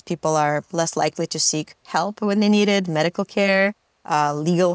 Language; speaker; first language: English; non-native, fluent; Russian